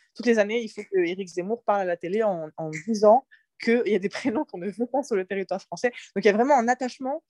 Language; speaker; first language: French; early bilingual, other home language; Arabic